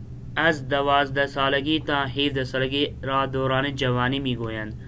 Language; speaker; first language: Persian; non-native, fluent; Urdu